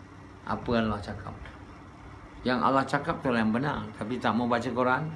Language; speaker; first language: Malay; native; Malay